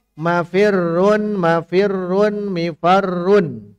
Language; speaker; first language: Arabic; non-native, fluent; Indonesian